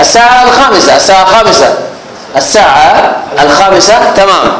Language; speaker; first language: Arabic; non-native, fluent; Urdu